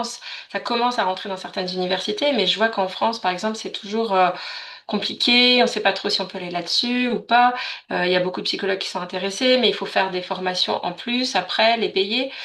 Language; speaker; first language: French; native; French